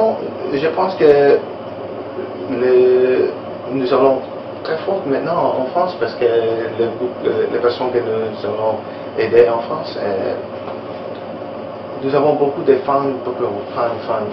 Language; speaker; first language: French; non-native, learner; Italian